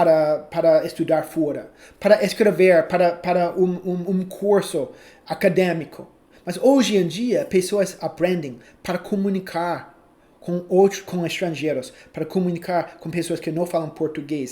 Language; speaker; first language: Portuguese; non-native, fluent; English